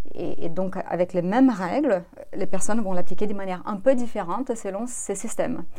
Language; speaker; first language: French; non-native, fluent; Portuguese